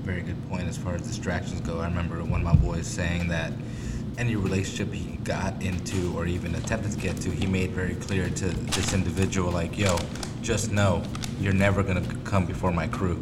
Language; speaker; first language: English; early bilingual, other home language; Spanish